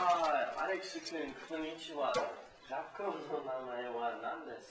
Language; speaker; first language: Japanese; non-native, learner; English